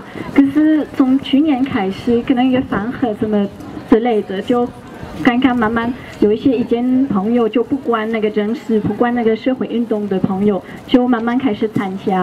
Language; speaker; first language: Chinese; non-native, fluent; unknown